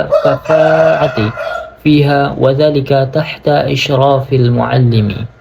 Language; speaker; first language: Arabic; non-native, learner; Indonesian